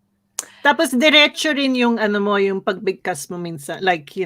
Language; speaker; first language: Filipino; early bilingual, heritage; Swedish